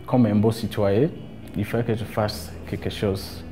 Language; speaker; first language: French; non-native, local second language; Kinyarwanda